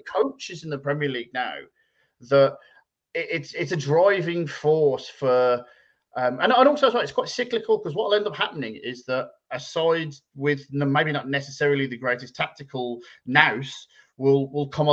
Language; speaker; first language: English; native; English